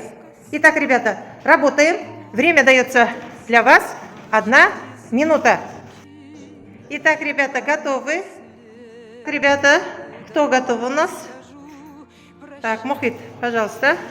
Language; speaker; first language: Russian; non-native, local second language; Kazakh